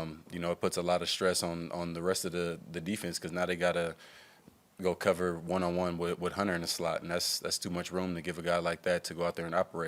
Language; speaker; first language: English; native; English